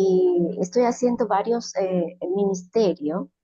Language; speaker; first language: Spanish; non-native, learner; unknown